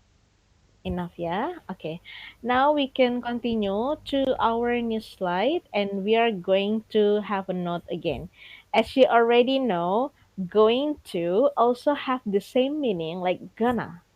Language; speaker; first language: English; non-native, fluent; Indonesian